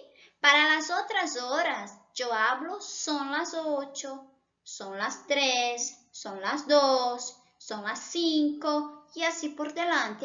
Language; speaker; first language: Spanish; non-native, fluent; Portuguese